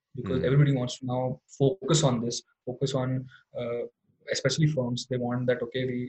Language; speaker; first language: English; non-native, local second language; Hindi